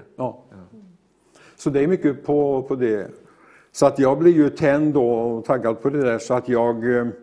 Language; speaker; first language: Swedish; native; Swedish